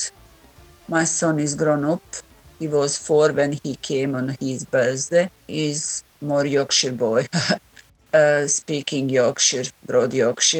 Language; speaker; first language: English; non-native, learner; Bosnian